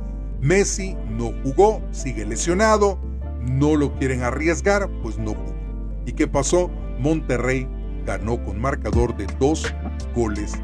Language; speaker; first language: Spanish; native; Spanish